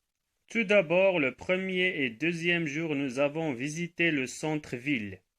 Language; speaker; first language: French; non-native, local second language; Arabic